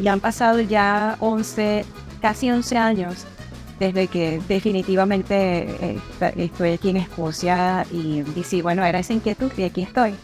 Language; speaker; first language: Spanish; native; Spanish